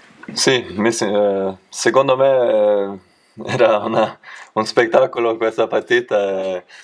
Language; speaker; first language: Italian; non-native, learner; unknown